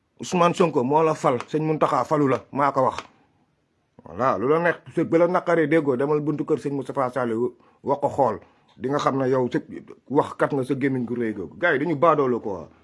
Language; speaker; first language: Wolof; non-native, local second language; Fula